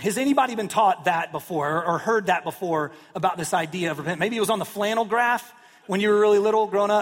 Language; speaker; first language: English; native; English